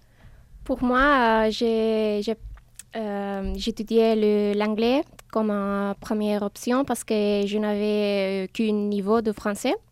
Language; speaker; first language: French; non-native, fluent; Spanish